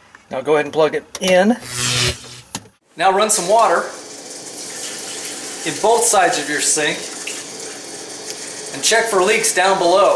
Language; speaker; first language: English; native; English